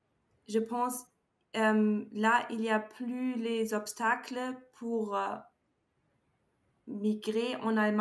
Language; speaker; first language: French; non-native, learner; German